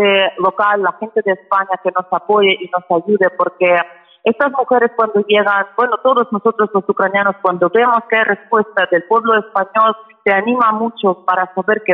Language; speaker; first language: Spanish; non-native, fluent; Ukrainian